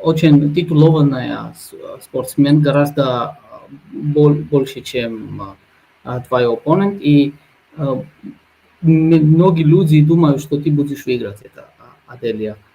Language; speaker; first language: Russian; non-native, learner; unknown